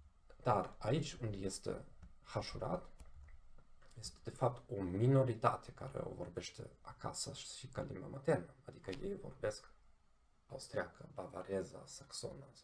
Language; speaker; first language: Romanian; non-native, fluent; German